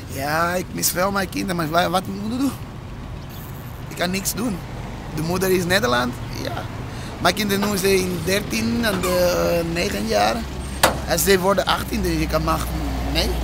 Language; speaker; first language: Dutch; non-native, learner; Portuguese